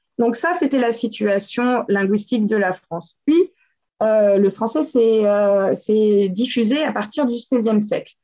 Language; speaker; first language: French; native; French